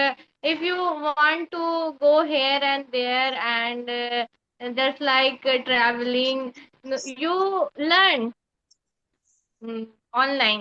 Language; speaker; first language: English; non-native, learner; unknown